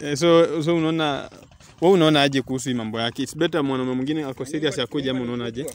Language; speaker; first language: Swahili; native; Swahili